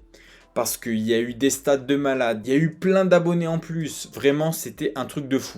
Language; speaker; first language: French; native; French